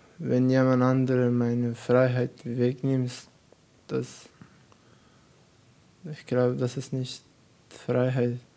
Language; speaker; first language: German; non-native, learner; Persian